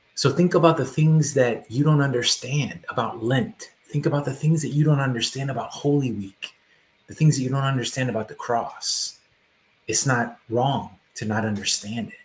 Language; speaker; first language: English; native; English